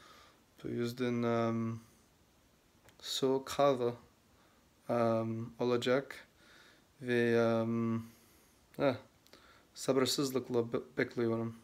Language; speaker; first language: Turkish; non-native, learner; English